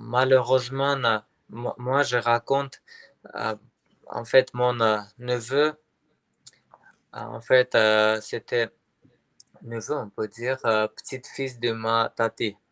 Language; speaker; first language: French; non-native, learner; Armenian